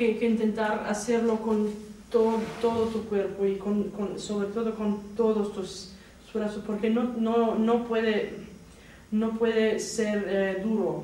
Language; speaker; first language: Spanish; non-native, fluent; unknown